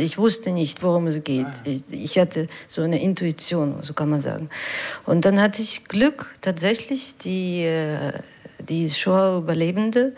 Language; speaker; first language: German; non-native, fluent; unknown